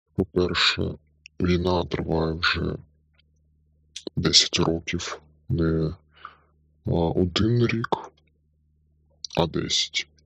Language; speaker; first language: Ukrainian; non-native, local second language; Russian